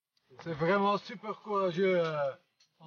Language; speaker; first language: French; non-native, local second language; Dutch